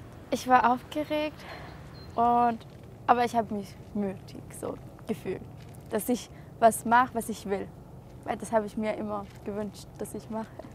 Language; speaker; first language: German; non-native, learner; Arabic